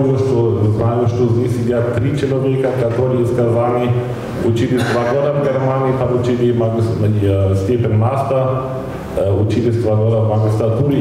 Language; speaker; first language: Russian; non-native, fluent; German